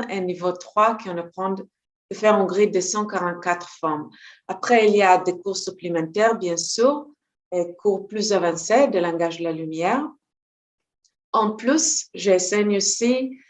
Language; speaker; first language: French; non-native, fluent; Hebrew